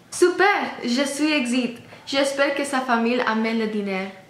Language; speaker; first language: French; non-native, learner; English